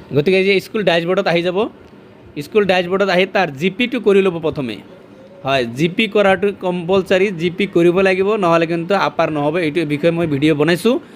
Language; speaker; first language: Assamese; native; Assamese